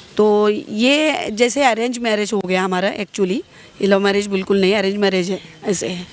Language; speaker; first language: Hindi; non-native, local second language; Marathi